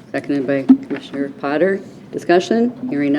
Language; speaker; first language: English; native; English